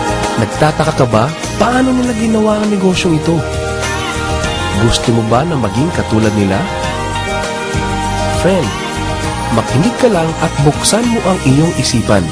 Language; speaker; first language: Filipino; native; Filipino